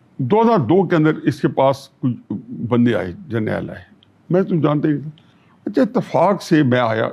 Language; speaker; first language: Urdu; non-native, local second language; Punjabi